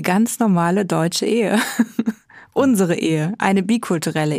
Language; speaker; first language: German; native; German